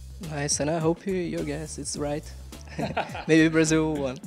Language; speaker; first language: English; non-native, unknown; Portuguese